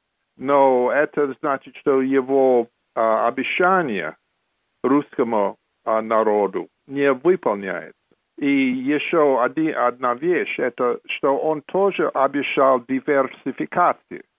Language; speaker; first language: Russian; non-native, fluent; English